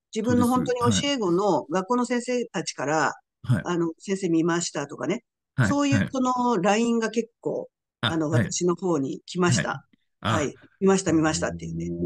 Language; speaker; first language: Japanese; native; Japanese